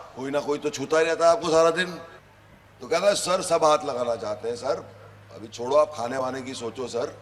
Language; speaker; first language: Hindi; non-native, local second language; Punjabi